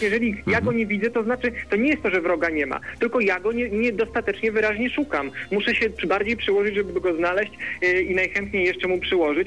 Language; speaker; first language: Polish; native; Polish